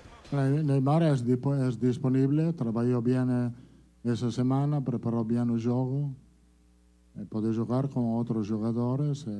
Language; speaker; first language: Portuguese; non-native, fluent; Italian